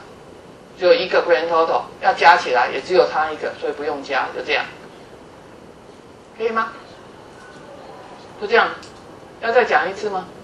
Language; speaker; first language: Chinese; native; Chinese